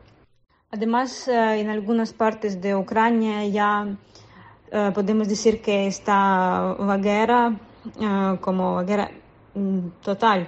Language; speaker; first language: Spanish; non-native, learner; Russian